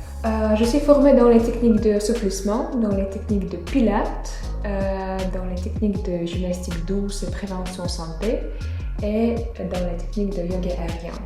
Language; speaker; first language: French; non-native, fluent; Russian